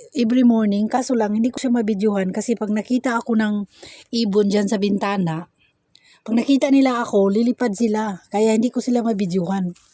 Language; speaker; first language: Filipino; non-native, local second language; Cebuano